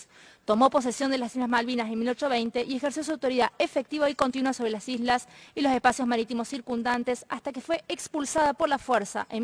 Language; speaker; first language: Spanish; native; Spanish